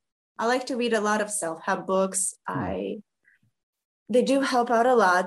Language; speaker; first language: English; non-native, fluent; Ukrainian